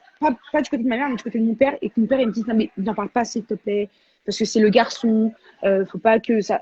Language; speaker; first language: French; native; French